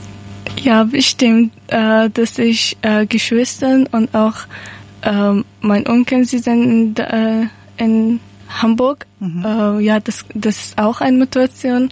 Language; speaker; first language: German; non-native, learner; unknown